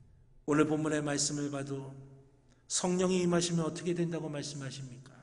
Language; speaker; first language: Korean; native; Korean